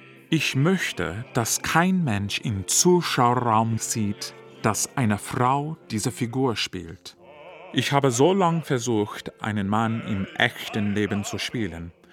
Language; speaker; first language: German; non-native, fluent; English